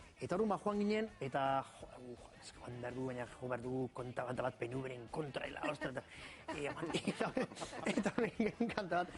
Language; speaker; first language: Basque; non-native, local second language; Spanish